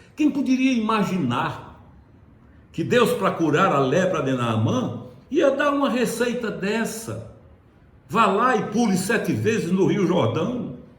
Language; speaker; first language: Portuguese; native; Portuguese